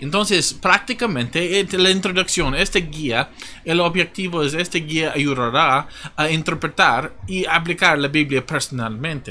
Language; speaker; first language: Spanish; non-native, fluent; English